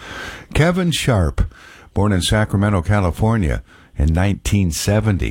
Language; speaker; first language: English; native; English